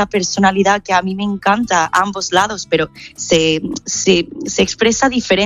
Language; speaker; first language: Spanish; non-native, fluent; English